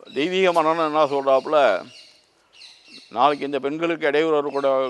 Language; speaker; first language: Tamil; native; Tamil